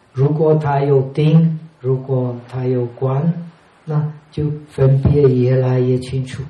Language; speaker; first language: Chinese; non-native, fluent; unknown